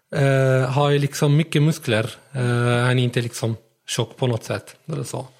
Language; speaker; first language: Swedish; early bilingual, other home language; Arabic